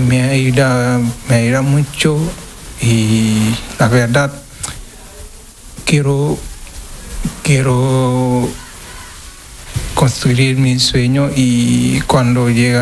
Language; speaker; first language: Spanish; non-native, learner; Wolof